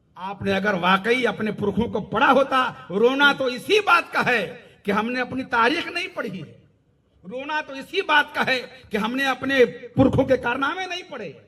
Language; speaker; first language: Urdu; native; Urdu